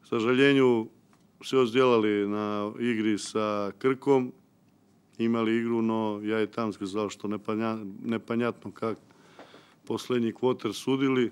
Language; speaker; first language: Russian; non-native, local second language; Ukrainian